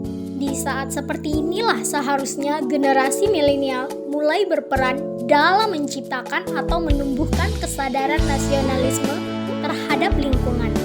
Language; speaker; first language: Indonesian; native; Indonesian